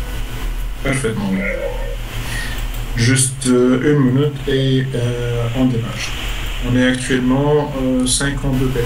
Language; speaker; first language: French; non-native, local second language; Arabic